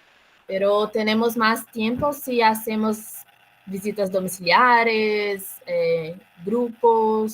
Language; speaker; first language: Spanish; non-native, learner; Portuguese